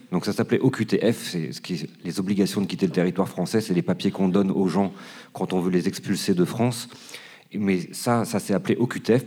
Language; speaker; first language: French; native; French